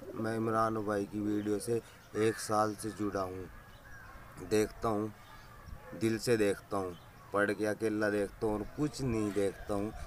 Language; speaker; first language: Hindi; native; Hindi